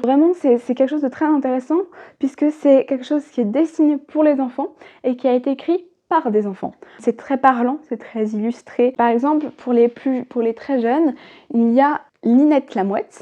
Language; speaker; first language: French; native; French